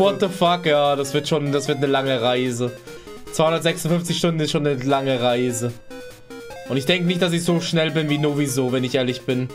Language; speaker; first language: German; native; German